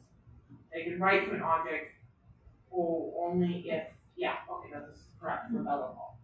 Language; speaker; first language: English; native; English